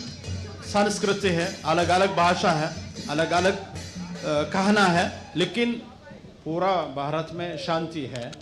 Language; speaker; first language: Hindi; non-native, learner; Amharic